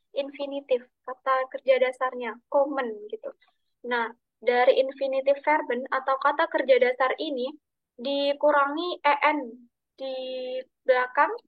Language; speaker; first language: Indonesian; native; Indonesian